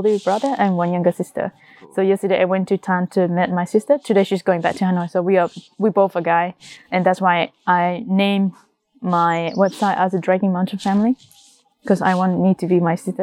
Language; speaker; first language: English; non-native, learner; Vietnamese